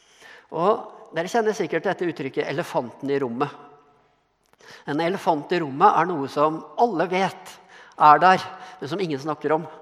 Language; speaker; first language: Norwegian; native; Norwegian